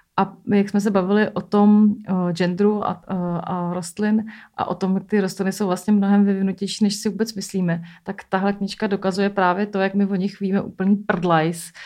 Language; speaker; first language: Czech; native; Czech